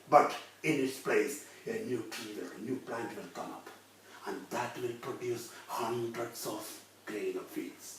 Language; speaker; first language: English; non-native, local second language; Malayalam